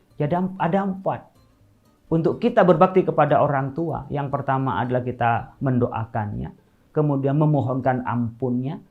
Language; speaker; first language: Indonesian; non-native, local second language; Madurese